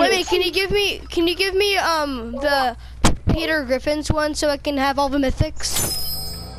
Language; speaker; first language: English; native; English